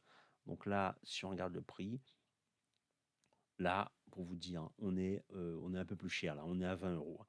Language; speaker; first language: French; native; French